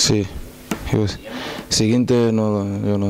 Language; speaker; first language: Spanish; non-native, learner; Portuguese